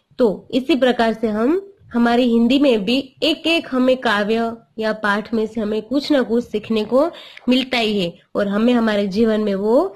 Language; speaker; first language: Hindi; non-native, local second language; Gujarati